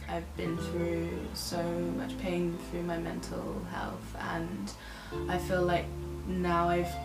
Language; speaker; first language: English; native; English